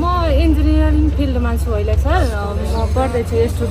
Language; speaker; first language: Nepali; non-native, local second language; Maithili